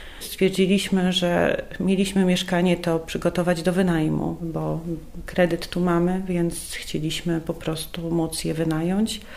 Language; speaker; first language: Polish; native; Polish